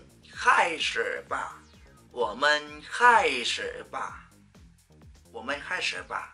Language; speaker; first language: Chinese; non-native, fluent; Vietnamese